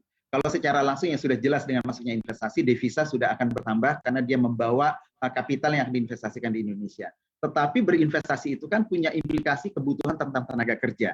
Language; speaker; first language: Indonesian; native; Indonesian